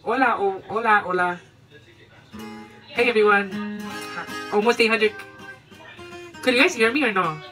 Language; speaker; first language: English; early bilingual, other home language; Spanish